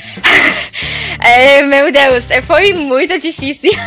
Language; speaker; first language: Portuguese; non-native, fluent; Polish